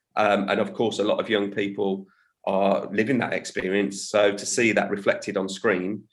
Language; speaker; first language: English; native; English